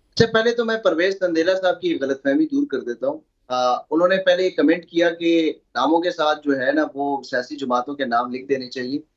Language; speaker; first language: Urdu; native; Urdu